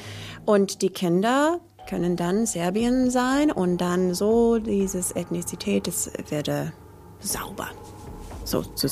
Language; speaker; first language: German; non-native, learner; English